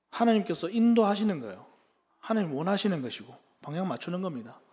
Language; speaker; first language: Korean; early bilingual, heritage; Korean